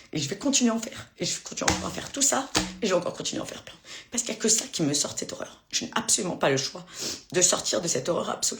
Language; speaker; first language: French; native; French